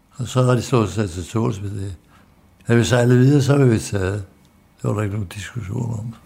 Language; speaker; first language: Danish; native; Danish